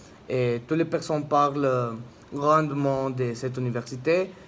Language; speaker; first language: French; non-native, learner; Spanish